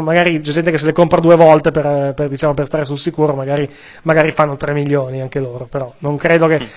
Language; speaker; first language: Italian; native; Italian